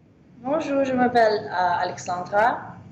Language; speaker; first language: French; non-native, learner; English